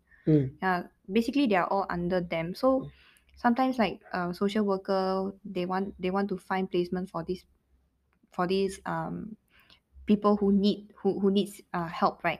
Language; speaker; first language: English; non-native, local second language; Chinese